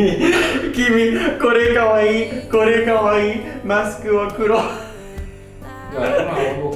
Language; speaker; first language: Japanese; non-native, learner; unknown